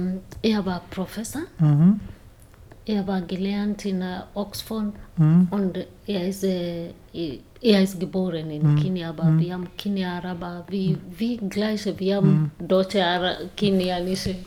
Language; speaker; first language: German; non-native, learner; Swahili